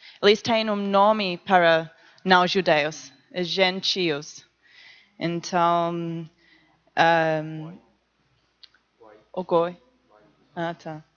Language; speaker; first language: Portuguese; non-native, learner; English